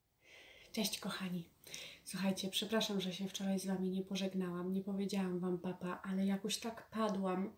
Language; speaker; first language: Polish; native; Polish